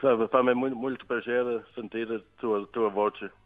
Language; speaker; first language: Italian; non-native, learner; Swedish